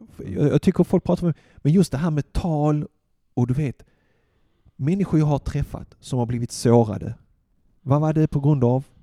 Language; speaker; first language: Swedish; early bilingual, other home language; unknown